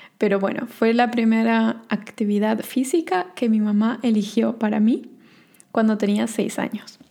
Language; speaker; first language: Spanish; native; Spanish